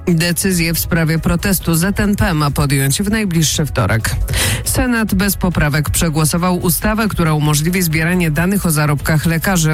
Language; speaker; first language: Polish; native; Polish